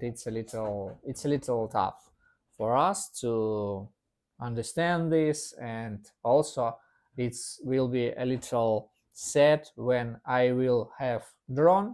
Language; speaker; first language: English; non-native, learner; Russian